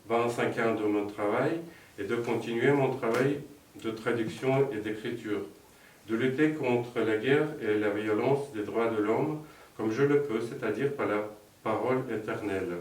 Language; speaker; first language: French; non-native, fluent; Russian